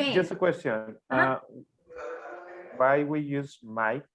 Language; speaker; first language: English; non-native, learner; Spanish